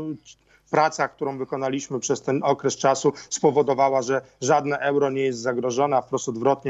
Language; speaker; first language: Polish; native; Polish